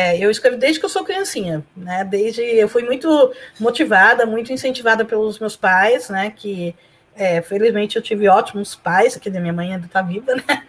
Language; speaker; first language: Portuguese; early bilingual, other home language; Spanish